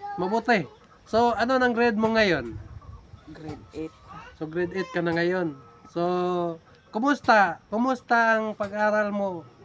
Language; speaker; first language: Filipino; non-native, local second language; Cebuano